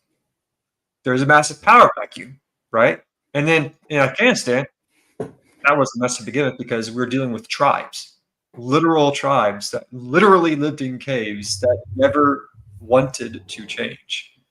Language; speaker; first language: English; native; English